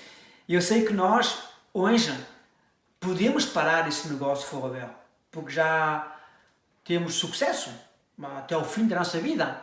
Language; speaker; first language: Portuguese; early bilingual, heritage; French